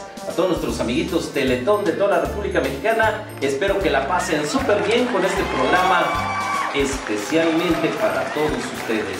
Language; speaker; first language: Spanish; native; Spanish